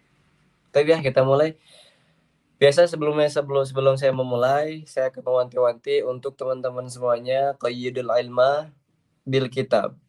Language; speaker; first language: Indonesian; native; Indonesian